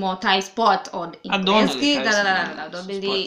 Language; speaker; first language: Serbian; non-native, fluent; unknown